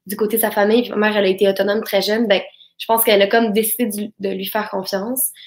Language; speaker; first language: French; native; French